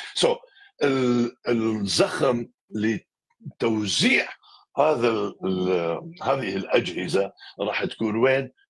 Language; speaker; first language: Arabic; native; Arabic